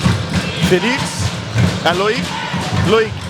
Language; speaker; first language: French; native; French